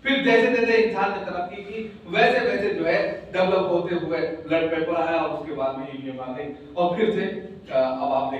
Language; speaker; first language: Urdu; native; Urdu